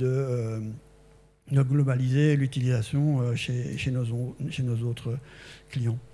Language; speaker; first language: French; native; French